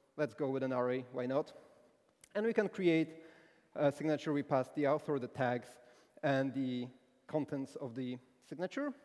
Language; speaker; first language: English; non-native, fluent; Polish